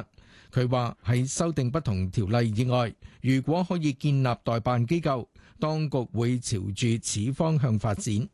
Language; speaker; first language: Cantonese; native; Cantonese